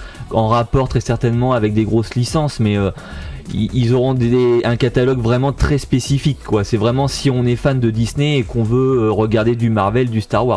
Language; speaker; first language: French; native; French